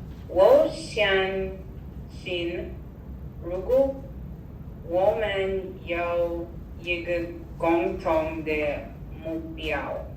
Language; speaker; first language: Chinese; non-native, learner; English